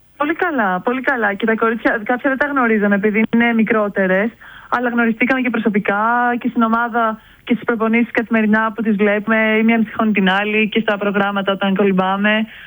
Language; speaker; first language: Greek; native; Greek